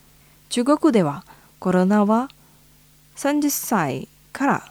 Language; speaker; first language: Japanese; non-native, fluent; Indonesian